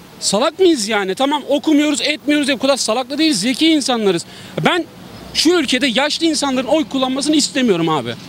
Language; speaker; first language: Turkish; native; Turkish